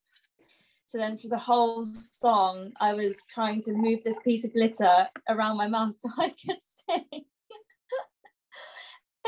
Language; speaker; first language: English; native; English